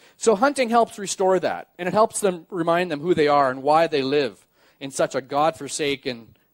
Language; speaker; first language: English; native; English